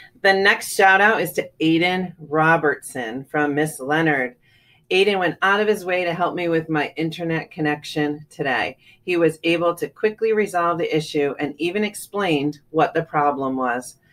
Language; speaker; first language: English; native; English